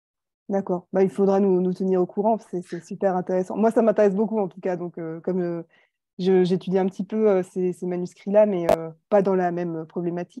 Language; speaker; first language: French; native; French